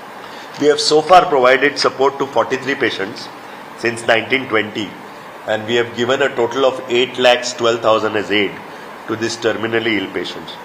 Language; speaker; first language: English; non-native, local second language; Konkani